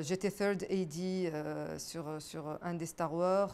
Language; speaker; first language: French; non-native, local second language; Arabic